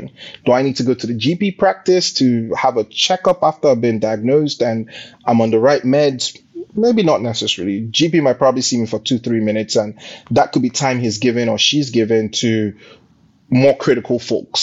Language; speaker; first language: English; non-native, local second language; Yoruba